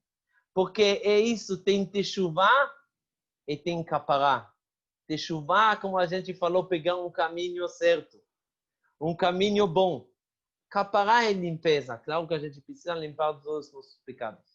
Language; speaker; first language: Portuguese; non-native, fluent; Hebrew